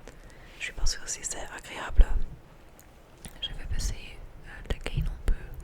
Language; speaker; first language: French; non-native, fluent; English